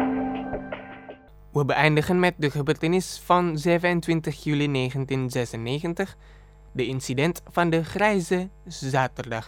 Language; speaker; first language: Dutch; non-native, fluent; Indonesian